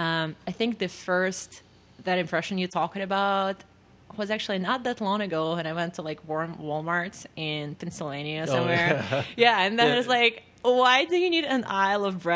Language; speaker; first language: English; non-native, fluent; Russian